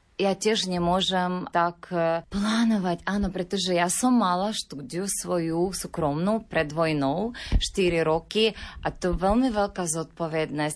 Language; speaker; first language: Slovak; non-native, learner; Ukrainian